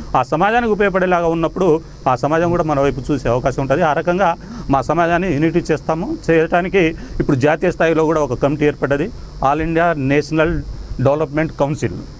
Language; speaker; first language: Telugu; non-native, local second language; Lambadi